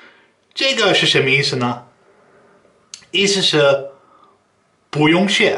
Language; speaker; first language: Chinese; non-native, fluent; Dutch